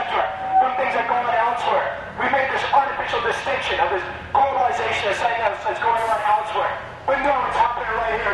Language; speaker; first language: English; native; English